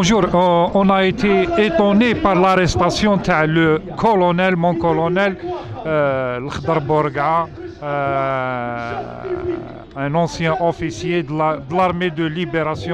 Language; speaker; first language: French; non-native, local second language; Arabic